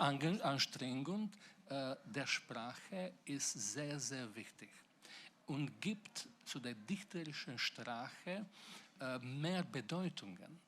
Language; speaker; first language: German; non-native, fluent; Slovenian